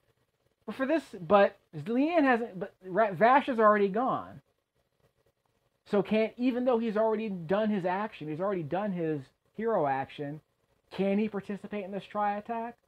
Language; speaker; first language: English; native; English